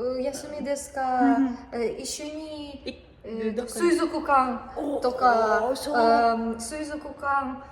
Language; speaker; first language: Japanese; non-native, learner; Sinhala